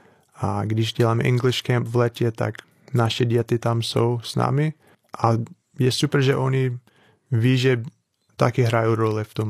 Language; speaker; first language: Czech; non-native, fluent; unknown